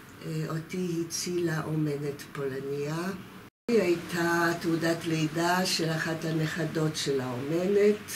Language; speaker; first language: Hebrew; early bilingual, other home language; Polish